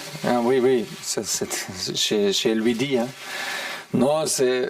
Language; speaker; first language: French; non-native, fluent; German